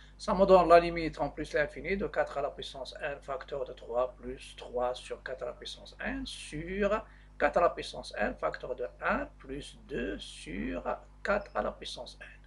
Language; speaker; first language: French; non-native, local second language; Arabic